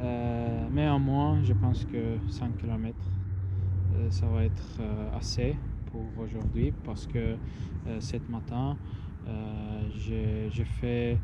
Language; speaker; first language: French; non-native, learner; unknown